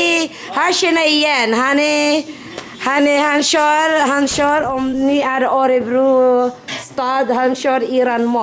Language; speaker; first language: Swedish; non-native, learner; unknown